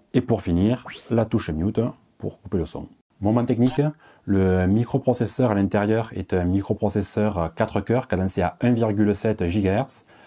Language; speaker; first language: French; native; French